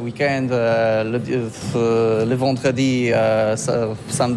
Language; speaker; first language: French; non-native, learner; Polish